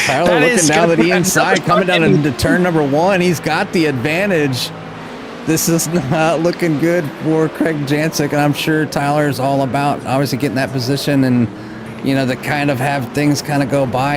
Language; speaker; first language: English; native; English